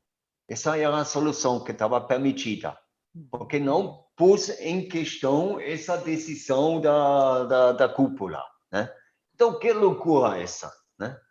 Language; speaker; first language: Portuguese; non-native, fluent; German